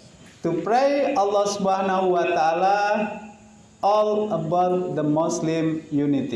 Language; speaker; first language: English; non-native, learner; Indonesian